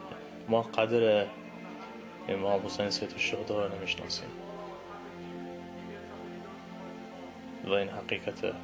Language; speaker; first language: Persian; non-native, fluent; English